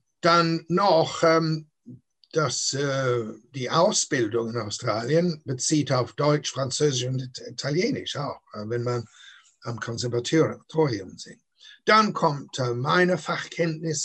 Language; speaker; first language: German; non-native, fluent; English